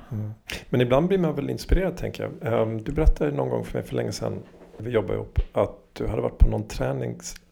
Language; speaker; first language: Swedish; native; Swedish